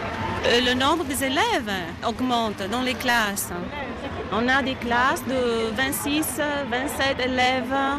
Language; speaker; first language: French; non-native, fluent; Greek